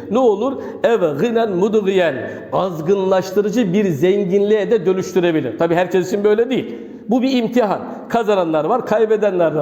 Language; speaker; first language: Turkish; native; Turkish